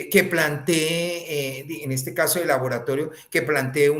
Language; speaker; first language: Spanish; native; Spanish